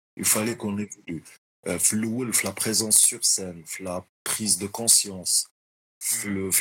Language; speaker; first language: French; non-native, local second language; Arabic